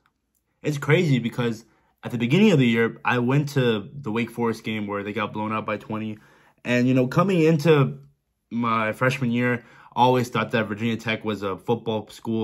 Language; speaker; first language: English; native; English